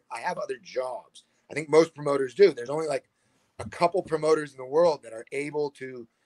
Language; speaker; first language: English; native; English